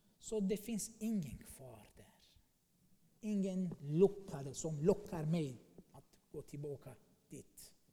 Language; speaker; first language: Swedish; non-native, fluent; Arabic